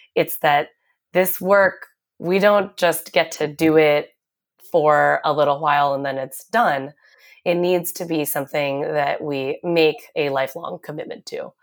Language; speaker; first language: English; native; English